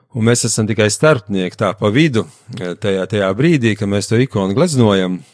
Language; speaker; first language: Latvian; native; Latvian